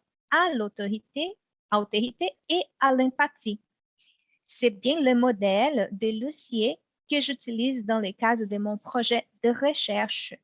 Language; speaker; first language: French; non-native, fluent; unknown